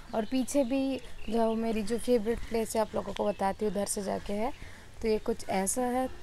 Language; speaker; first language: Hindi; non-native, local second language; Odia